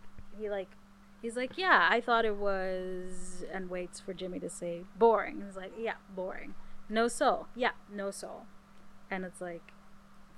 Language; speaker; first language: English; native; English